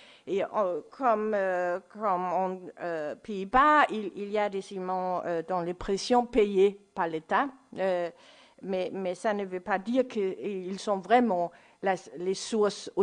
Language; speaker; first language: French; non-native, fluent; Danish